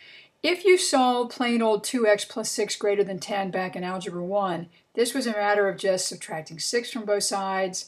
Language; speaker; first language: English; native; English